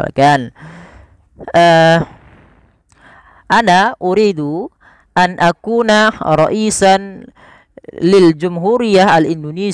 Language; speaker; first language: Arabic; non-native, fluent; Indonesian